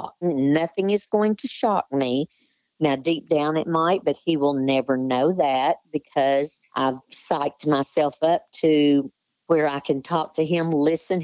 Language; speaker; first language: English; native; English